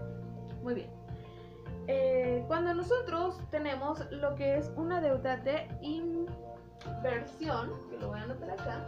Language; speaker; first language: Spanish; native; Spanish